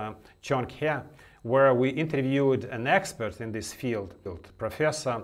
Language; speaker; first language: English; non-native, fluent; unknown